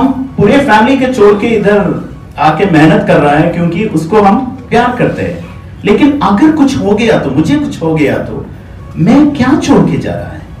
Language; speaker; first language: Hindi; non-native, fluent; Bangla